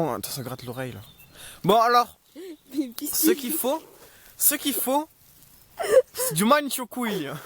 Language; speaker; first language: French; native; French